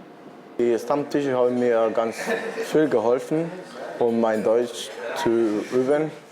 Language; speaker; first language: German; non-native, fluent; Spanish